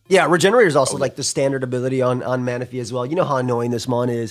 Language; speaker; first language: English; native; English